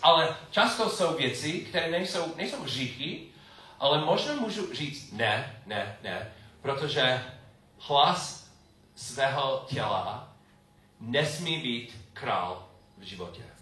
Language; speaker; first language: Czech; non-native, learner; English